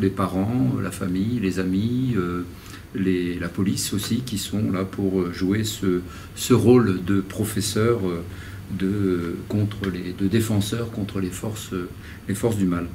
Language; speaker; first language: French; native; French